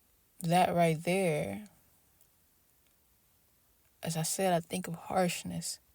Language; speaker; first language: English; native; English